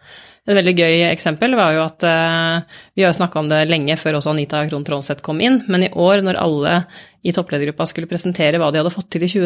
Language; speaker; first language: Norwegian; native; Norwegian